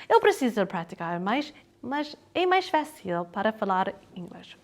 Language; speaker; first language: Portuguese; non-native, learner; English